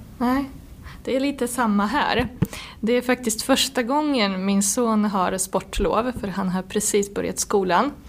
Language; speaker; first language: Swedish; native; Swedish